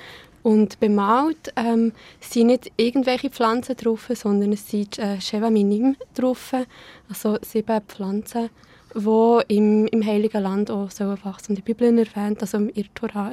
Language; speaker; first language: German; early bilingual, other home language; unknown